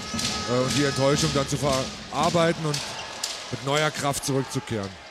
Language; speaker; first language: German; native; German